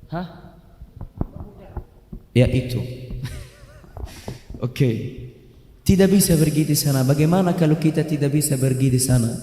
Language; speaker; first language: Indonesian; non-native, fluent; Arabic